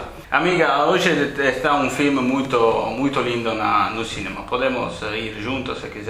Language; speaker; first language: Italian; non-native, learner; Portuguese